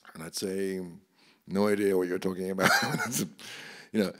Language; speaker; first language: English; native; English